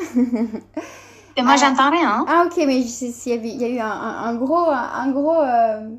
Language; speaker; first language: French; non-native, fluent; Romanian